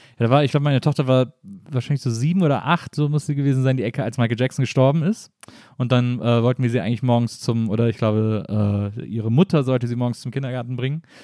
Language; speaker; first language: German; native; German